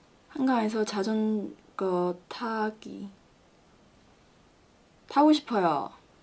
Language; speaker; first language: Korean; non-native, learner; Chinese